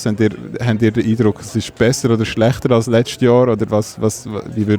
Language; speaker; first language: German; native; German